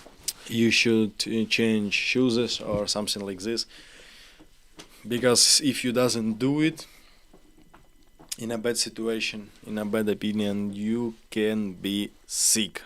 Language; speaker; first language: English; non-native, learner; Ukrainian